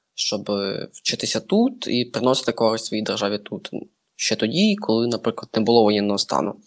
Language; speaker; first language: Ukrainian; native; Ukrainian